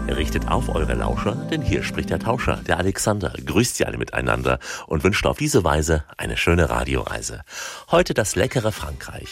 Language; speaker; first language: German; native; German